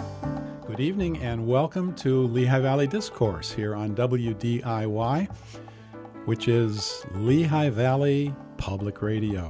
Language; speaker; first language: English; native; English